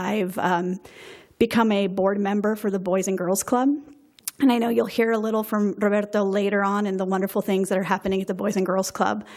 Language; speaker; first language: English; native; English